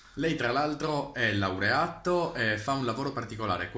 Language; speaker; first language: Italian; native; Italian